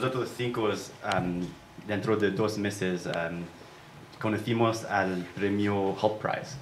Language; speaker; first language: Spanish; non-native, fluent; English